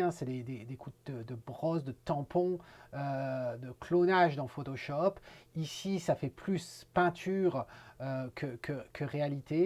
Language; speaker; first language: French; native; French